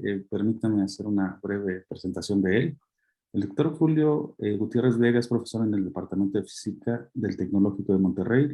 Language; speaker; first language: Spanish; native; Spanish